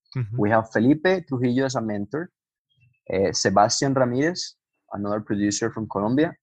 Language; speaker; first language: English; non-native, fluent; Spanish